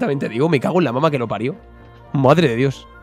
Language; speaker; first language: Spanish; native; Spanish